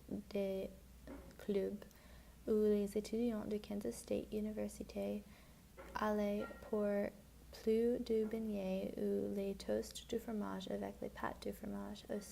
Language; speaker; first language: French; non-native, learner; English